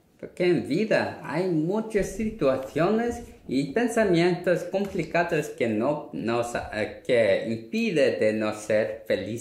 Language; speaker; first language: Spanish; non-native, learner; Korean